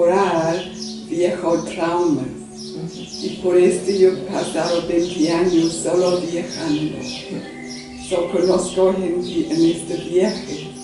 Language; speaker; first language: Spanish; non-native, learner; English